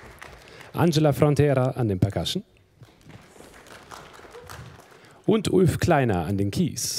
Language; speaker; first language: German; native; German